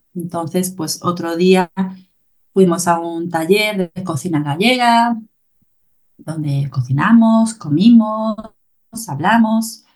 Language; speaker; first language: Spanish; native; Spanish